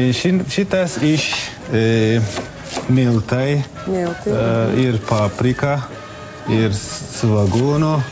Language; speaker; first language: Lithuanian; non-native, learner; Turkish